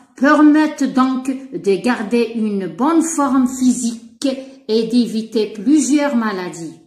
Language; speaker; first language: French; non-native, local second language; Arabic